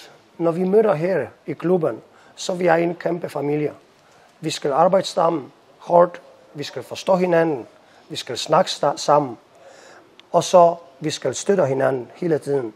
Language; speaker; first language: Danish; non-native, fluent; Polish